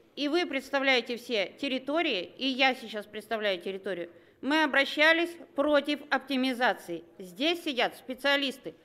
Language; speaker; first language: Russian; native; Russian